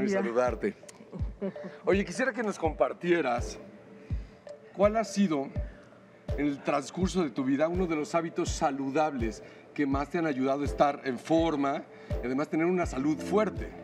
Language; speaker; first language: Spanish; native; Spanish